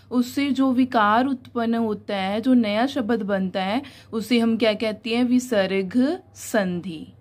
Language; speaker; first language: Hindi; non-native, local second language; Punjabi